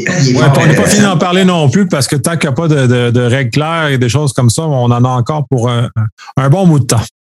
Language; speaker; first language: French; native; French